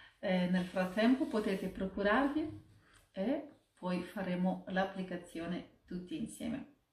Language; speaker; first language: Italian; non-native, fluent; Russian